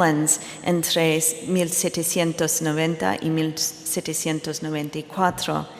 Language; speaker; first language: Spanish; non-native, fluent; English